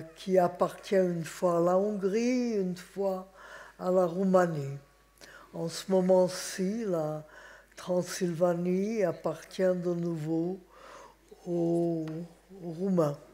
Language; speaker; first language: French; non-native, fluent; Hungarian